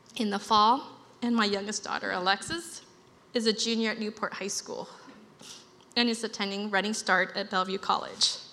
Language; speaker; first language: English; early bilingual, other home language; Khmer